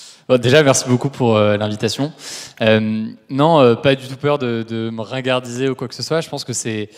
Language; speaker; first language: French; native; French